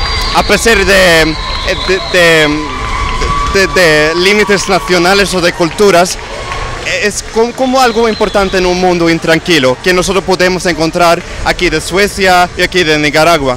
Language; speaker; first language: Spanish; non-native, learner; Swedish